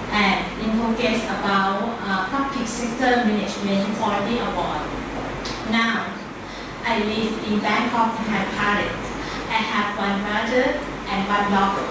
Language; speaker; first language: English; non-native, learner; Thai